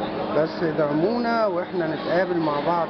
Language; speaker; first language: Arabic; native; Arabic